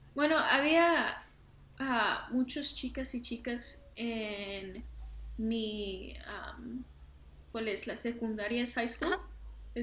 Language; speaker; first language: Spanish; early bilingual, heritage; Spanish